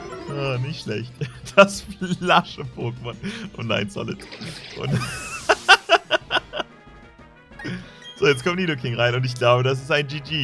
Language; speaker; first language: German; native; German